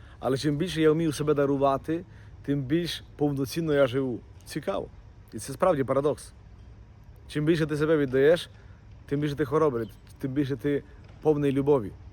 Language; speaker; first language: Ukrainian; native; Ukrainian